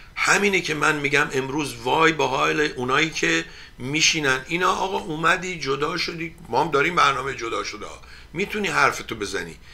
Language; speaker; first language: Persian; native; Persian